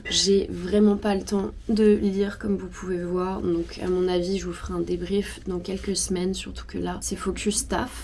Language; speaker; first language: French; native; French